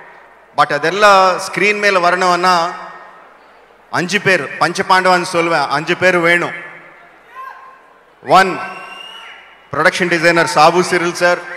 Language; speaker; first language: Tamil; non-native, local second language; Telugu